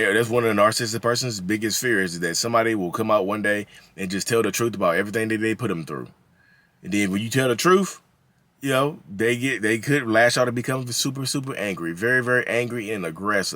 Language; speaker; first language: English; native; English